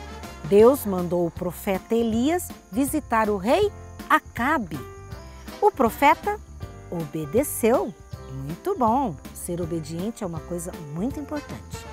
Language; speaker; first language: Portuguese; native; Portuguese